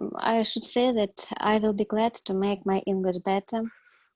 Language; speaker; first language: English; non-native, learner; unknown